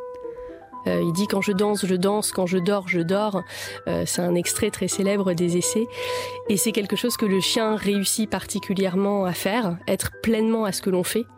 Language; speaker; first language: French; native; French